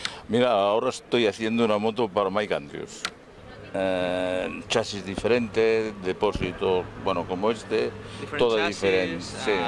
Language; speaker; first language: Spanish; non-native, local second language; Catalan